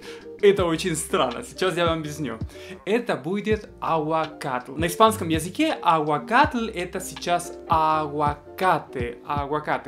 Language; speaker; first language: Russian; non-native, fluent; Spanish